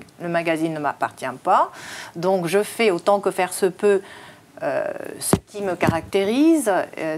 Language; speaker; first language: French; native; French